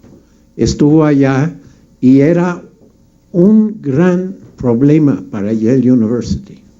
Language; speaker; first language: Spanish; non-native, fluent; English